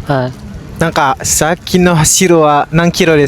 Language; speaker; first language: Japanese; non-native, learner; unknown